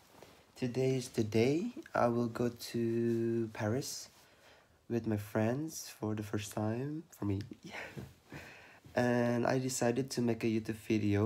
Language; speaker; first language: English; non-native, fluent; Indonesian